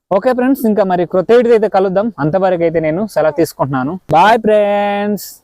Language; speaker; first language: Telugu; non-native, local second language; Odia